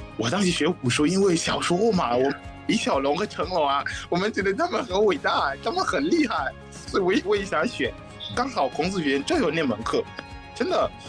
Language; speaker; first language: Chinese; non-native, fluent; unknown